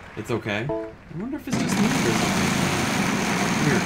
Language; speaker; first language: English; native; English